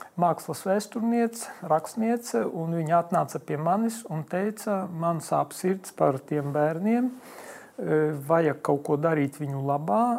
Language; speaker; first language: Latvian; non-native, local second language; Polish